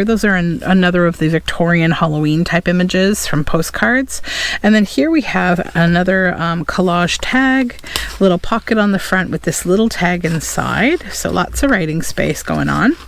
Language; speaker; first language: English; native; English